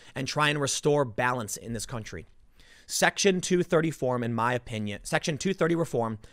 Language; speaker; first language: English; native; English